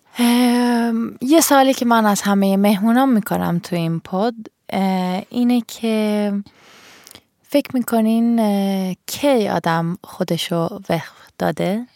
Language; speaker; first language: Persian; early bilingual, heritage; Persian